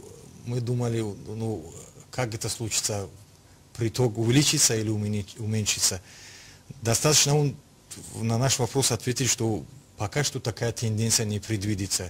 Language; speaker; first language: Russian; non-native, local second language; Tajik